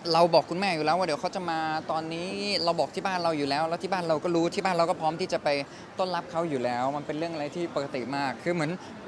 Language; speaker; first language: Thai; native; Thai